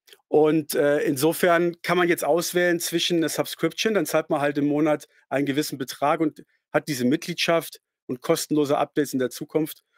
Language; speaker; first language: German; native; German